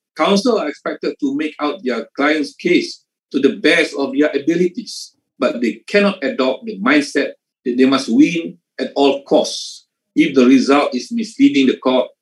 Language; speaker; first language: English; non-native, local second language; Malay